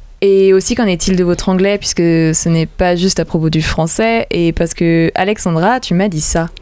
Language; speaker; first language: French; native; French